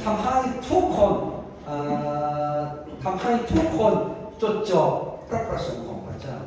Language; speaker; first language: Thai; non-native, fluent; Korean